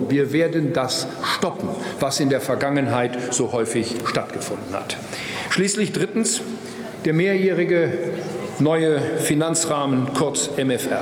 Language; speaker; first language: German; native; German